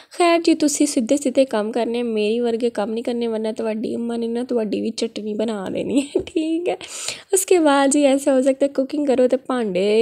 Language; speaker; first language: Urdu; non-native, local second language; Punjabi